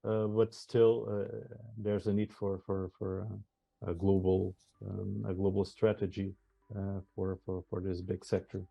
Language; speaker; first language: English; non-native, fluent; Portuguese